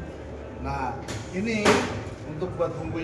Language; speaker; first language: Indonesian; native; Indonesian